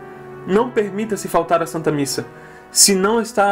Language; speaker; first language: Portuguese; native; Portuguese